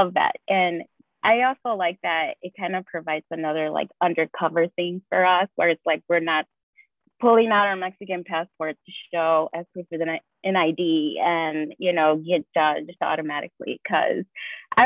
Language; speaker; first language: English; early bilingual, other home language; Spanish